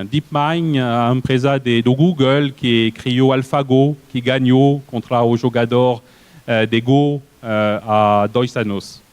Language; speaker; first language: Portuguese; non-native, fluent; French